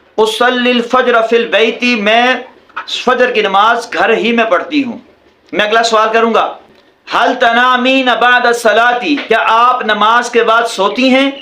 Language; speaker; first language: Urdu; native; Urdu